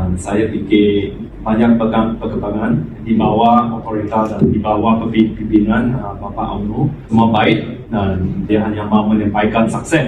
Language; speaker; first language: Indonesian; non-native, fluent; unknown